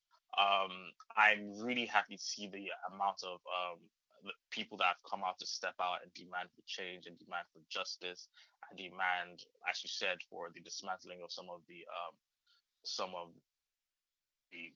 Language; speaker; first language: English; non-native, local second language; Yoruba